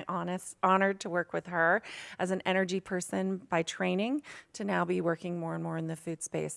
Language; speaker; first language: English; native; English